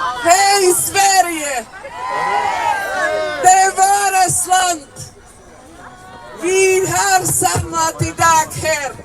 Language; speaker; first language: Swedish; non-native, learner; Somali